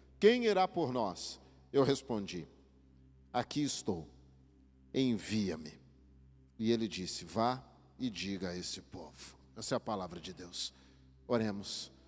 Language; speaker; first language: Portuguese; native; Portuguese